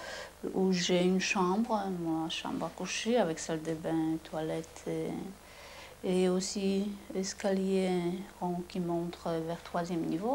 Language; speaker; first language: French; non-native, fluent; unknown